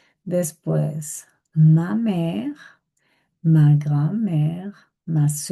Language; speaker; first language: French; non-native, fluent; Spanish